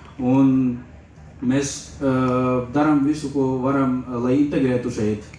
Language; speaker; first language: Latvian; non-native, learner; Urdu